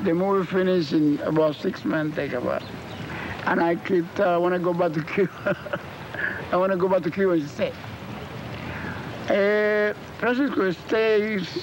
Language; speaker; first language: English; non-native, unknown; Spanish